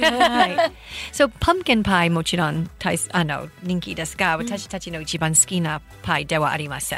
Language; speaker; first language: Japanese; non-native, fluent; English